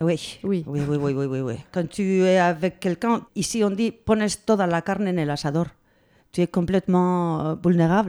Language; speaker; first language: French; non-native, learner; Spanish